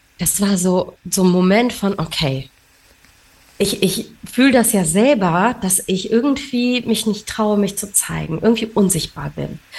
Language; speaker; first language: German; early bilingual, other home language; Tamil